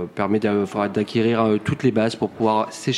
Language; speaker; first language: French; native; French